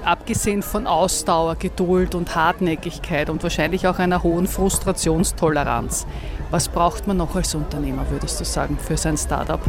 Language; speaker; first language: German; native; German